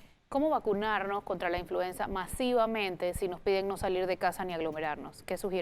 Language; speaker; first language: Spanish; native; Spanish